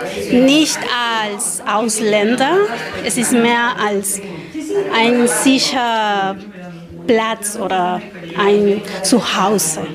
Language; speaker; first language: German; non-native, learner; Spanish